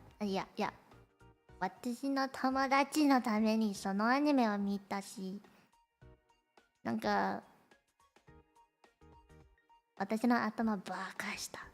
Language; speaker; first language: Japanese; non-native, learner; Cantonese